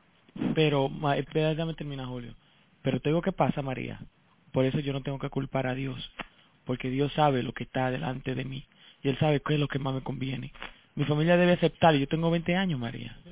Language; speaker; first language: Spanish; native; Spanish